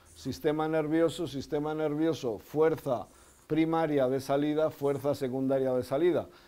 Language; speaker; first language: Spanish; native; Spanish